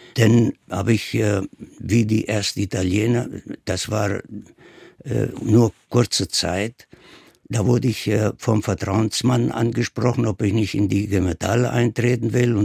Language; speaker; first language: German; non-native, fluent; Italian